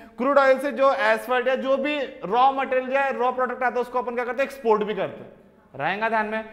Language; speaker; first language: Hindi; native; Hindi